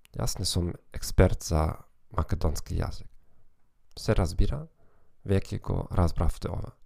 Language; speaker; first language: Macedonian; non-native, learner; German